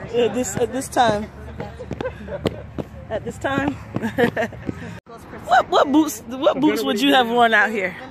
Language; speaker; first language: English; native; English